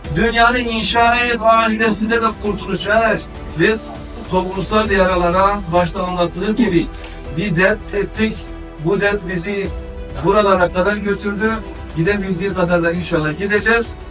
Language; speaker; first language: Turkish; native; Turkish